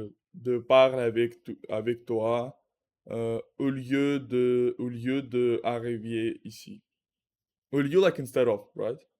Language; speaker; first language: French; non-native, learner; Russian